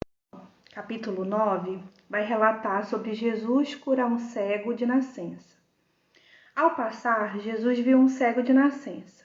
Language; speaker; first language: Portuguese; native; Portuguese